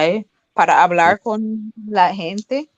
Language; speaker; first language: Spanish; non-native, fluent; English